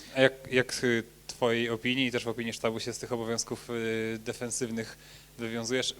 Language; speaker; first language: Polish; native; Polish